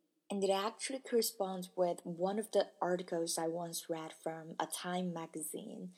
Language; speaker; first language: English; non-native, fluent; Chinese